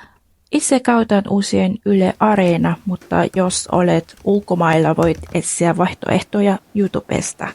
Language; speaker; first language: Finnish; non-native, fluent; Vietnamese